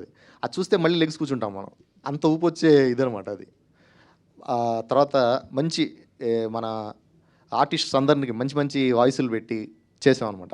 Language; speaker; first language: Telugu; native; Telugu